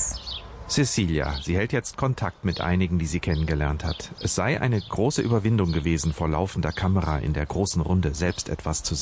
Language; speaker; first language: German; native; German